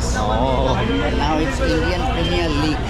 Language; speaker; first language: English; non-native, local second language; Bangla